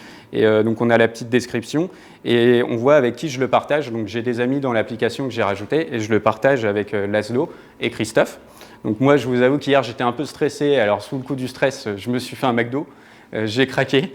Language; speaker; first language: French; native; French